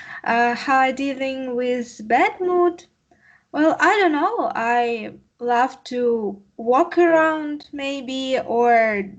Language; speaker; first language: English; non-native, learner; Russian